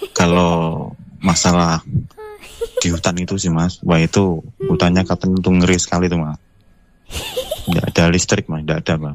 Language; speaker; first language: Indonesian; non-native, local second language; Javanese